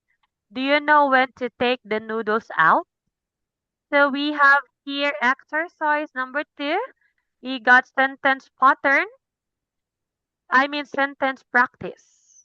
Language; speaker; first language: English; non-native, fluent; Cebuano